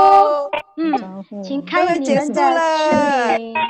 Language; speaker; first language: Chinese; early bilingual, heritage; Chinese